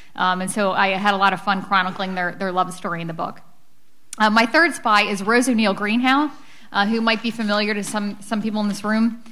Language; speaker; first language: English; native; English